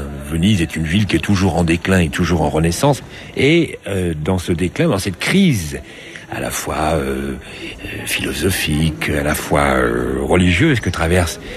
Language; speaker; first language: French; native; French